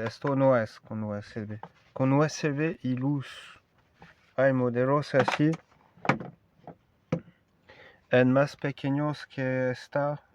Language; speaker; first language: Spanish; non-native, learner; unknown